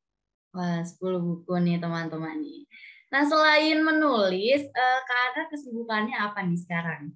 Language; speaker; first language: Indonesian; native; Indonesian